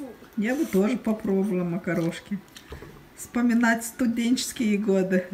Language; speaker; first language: Russian; non-native, fluent; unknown